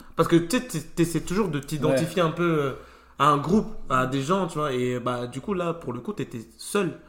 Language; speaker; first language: French; native; French